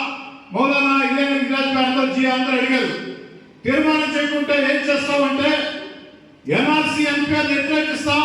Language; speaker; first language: Telugu; native; Telugu